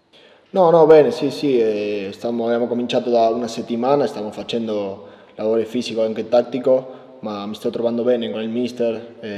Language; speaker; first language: Italian; non-native, learner; Spanish